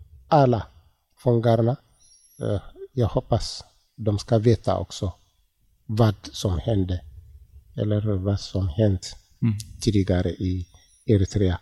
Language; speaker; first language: Swedish; non-native, learner; Tigrinya